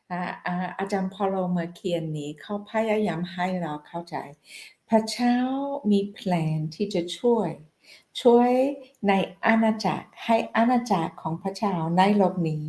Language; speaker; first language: Thai; non-native, fluent; English